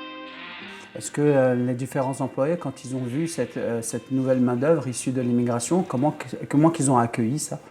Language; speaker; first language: French; native; French